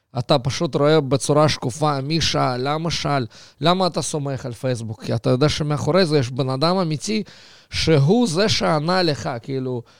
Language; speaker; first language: Hebrew; early bilingual, other home language; Russian